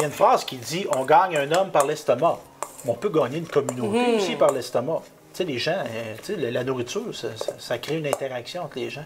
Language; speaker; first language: French; native; French